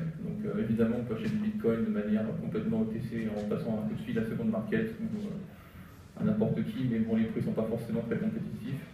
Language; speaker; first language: French; native; French